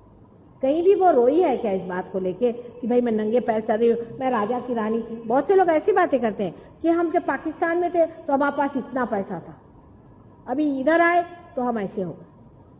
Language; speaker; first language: Hindi; non-native, local second language; Marathi